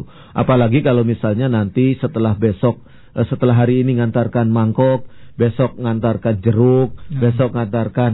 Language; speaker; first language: Indonesian; native; Indonesian